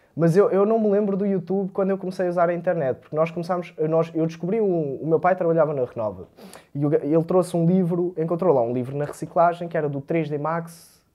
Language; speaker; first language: Portuguese; early bilingual, other home language; Romanian